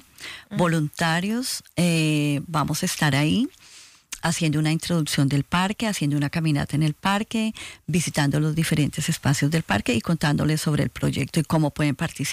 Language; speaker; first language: Spanish; native; Spanish